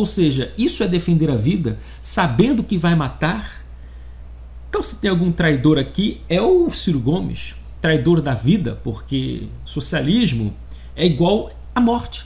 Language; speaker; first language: Portuguese; native; Portuguese